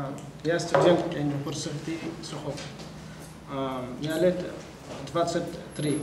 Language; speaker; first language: Russian; non-native, learner; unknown